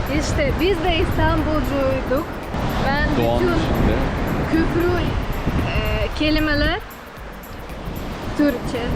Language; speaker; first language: Turkish; non-native, learner; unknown